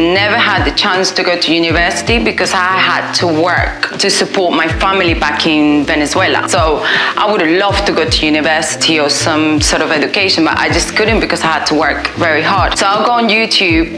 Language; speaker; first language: English; non-native, fluent; Spanish